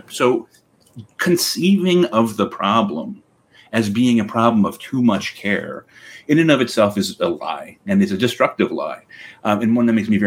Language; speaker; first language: English; native; English